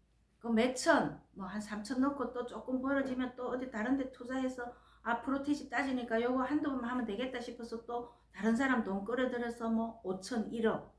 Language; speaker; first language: Korean; native; Korean